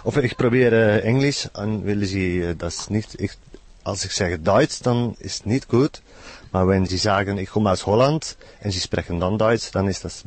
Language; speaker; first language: German; non-native, learner; Dutch